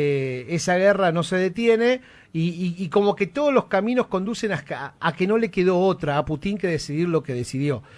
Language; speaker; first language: Spanish; native; Spanish